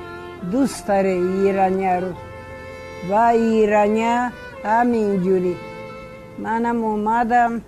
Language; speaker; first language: Persian; early bilingual, other home language; Polish